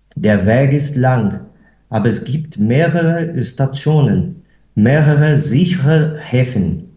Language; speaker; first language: German; non-native, fluent; Portuguese